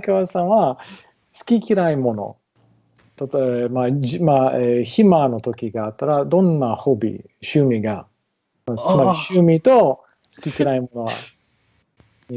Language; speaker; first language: Japanese; non-native, learner; English